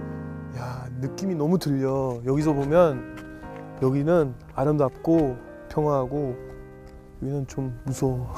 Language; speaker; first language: Korean; non-native, fluent; English